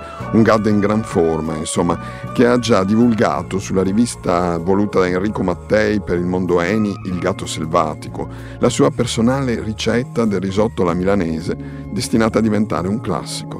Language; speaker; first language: Italian; native; Italian